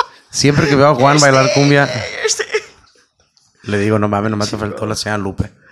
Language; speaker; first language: Spanish; early bilingual, heritage; Spanish